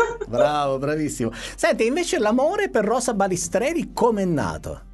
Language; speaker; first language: Italian; native; Italian